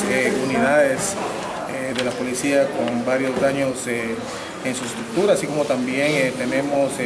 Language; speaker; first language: Spanish; native; Spanish